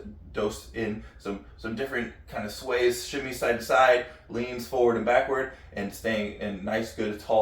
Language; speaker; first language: English; native; English